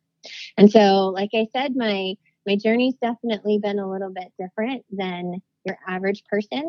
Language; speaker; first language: English; native; English